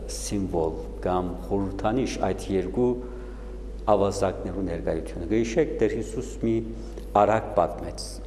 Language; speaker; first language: Armenian; native; Armenian